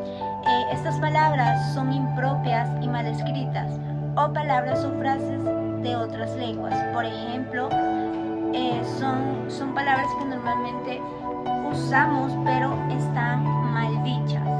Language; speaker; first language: Spanish; native; Spanish